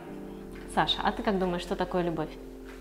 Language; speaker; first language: Russian; native; Russian